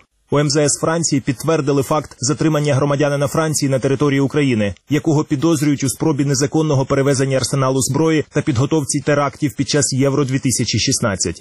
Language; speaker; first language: Ukrainian; native; Ukrainian